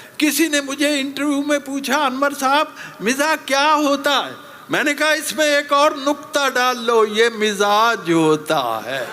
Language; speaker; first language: Urdu; non-native, local second language; Punjabi